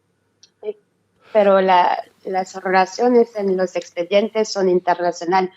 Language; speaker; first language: Spanish; non-native, learner; French